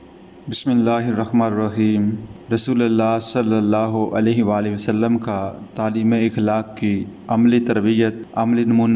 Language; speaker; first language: Urdu; native; Urdu